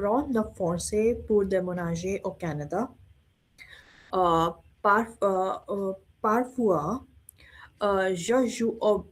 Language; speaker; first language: French; non-native, learner; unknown